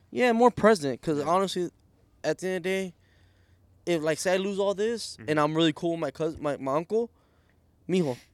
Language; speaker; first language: English; early bilingual, other home language; Spanish